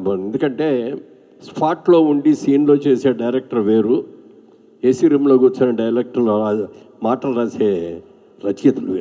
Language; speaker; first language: Telugu; native; Telugu